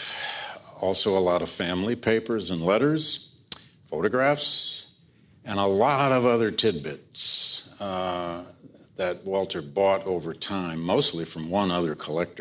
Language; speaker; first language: English; native; English